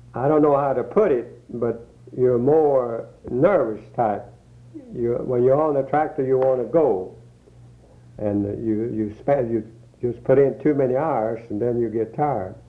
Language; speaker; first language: English; early bilingual, other home language; Swedish